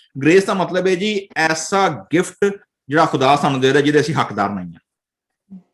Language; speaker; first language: Urdu; non-native, local second language; Punjabi